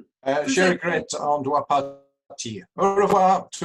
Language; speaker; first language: French; non-native, learner; English